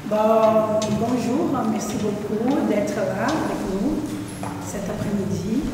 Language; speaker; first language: French; non-native, fluent; Portuguese